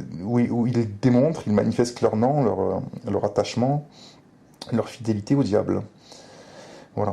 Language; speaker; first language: French; native; French